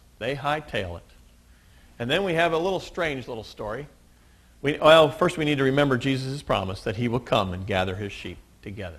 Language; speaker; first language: English; native; English